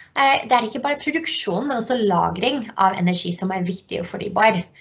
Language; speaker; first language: Norwegian; non-native, fluent; English